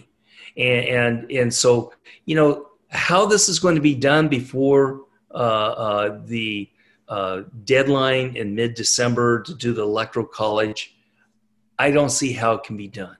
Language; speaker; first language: English; native; English